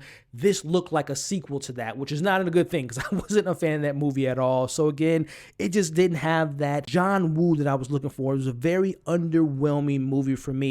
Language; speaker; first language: English; native; English